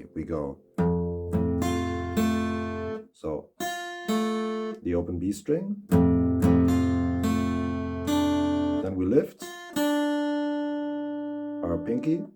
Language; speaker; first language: English; non-native, fluent; German